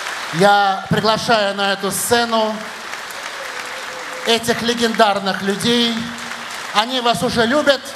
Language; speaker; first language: Russian; native; Russian